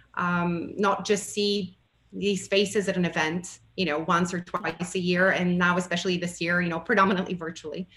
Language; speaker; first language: English; non-native, fluent; Bulgarian